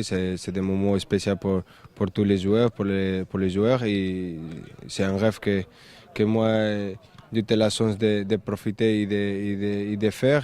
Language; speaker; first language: French; non-native, fluent; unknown